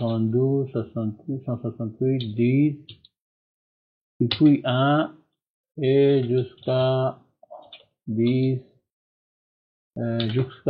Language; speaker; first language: French; non-native, learner; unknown